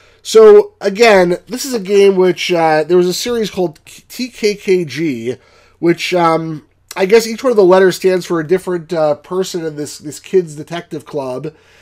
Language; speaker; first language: English; native; English